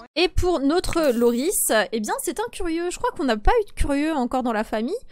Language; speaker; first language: French; non-native, fluent; Polish